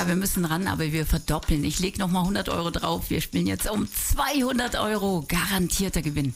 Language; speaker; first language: German; native; German